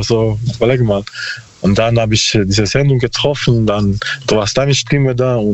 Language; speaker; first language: German; non-native, learner; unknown